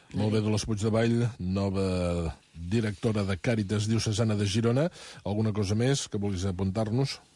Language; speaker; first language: Catalan; native; Catalan